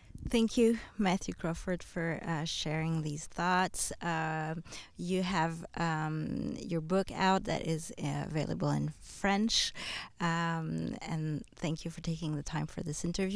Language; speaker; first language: English; non-native, fluent; French